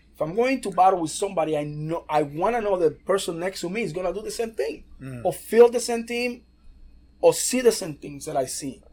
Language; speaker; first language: English; non-native, fluent; Spanish